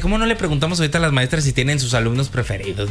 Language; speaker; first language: Spanish; native; Spanish